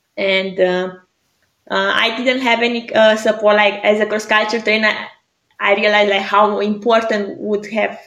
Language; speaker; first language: English; non-native, fluent; Greek